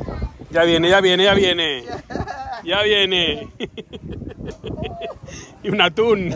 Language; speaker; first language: Spanish; native; Spanish